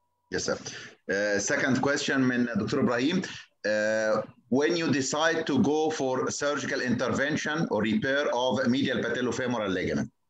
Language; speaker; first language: English; non-native, fluent; Arabic